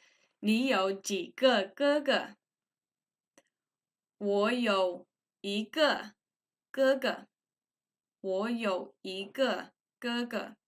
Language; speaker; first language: Chinese; non-native, fluent; English